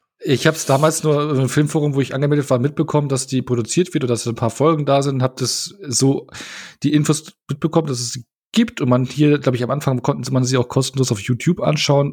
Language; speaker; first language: German; native; German